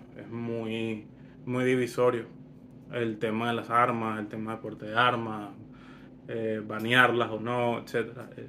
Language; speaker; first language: Spanish; early bilingual, other home language; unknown